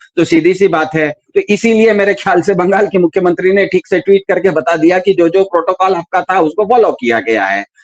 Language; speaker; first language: Hindi; non-native, local second language; Kannada